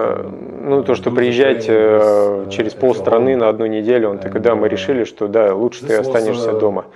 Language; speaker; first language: Russian; non-native, fluent; German